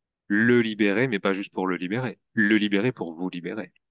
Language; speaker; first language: French; native; French